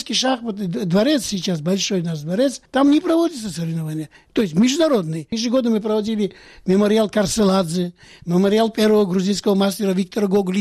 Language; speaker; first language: Russian; non-native, local second language; Georgian